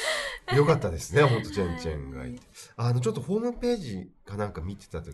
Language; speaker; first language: Japanese; native; Japanese